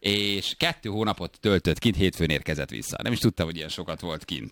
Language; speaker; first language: Hungarian; native; Hungarian